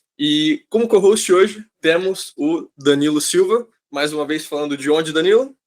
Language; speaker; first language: Portuguese; native; Portuguese